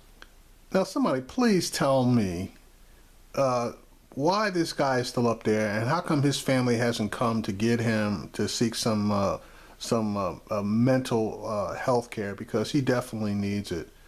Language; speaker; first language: English; native; English